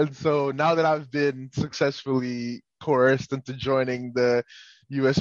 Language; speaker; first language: English; non-native, local second language; Yoruba